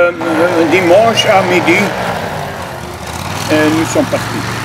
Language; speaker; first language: French; non-native, local second language; Dutch